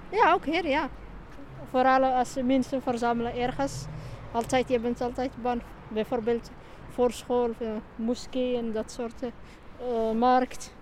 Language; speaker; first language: Dutch; non-native, learner; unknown